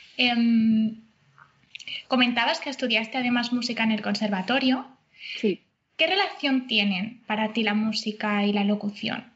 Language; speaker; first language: Spanish; native; Spanish